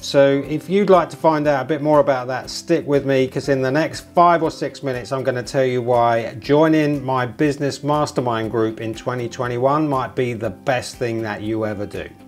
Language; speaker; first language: English; native; English